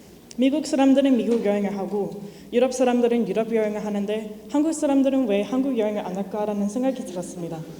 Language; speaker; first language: Korean; non-native, fluent; English